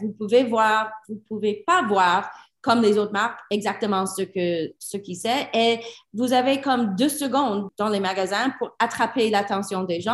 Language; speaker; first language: French; non-native, learner; English